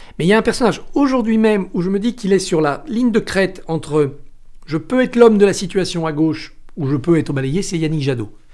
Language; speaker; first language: French; native; French